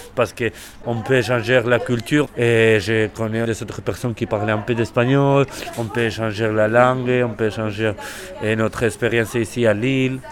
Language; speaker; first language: French; non-native, learner; Spanish